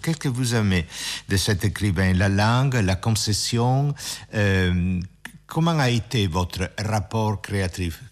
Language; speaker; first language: French; non-native, fluent; Italian